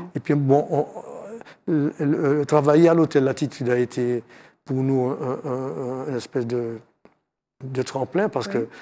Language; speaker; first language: French; native; French